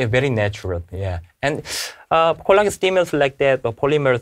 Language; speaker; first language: English; non-native, learner; Korean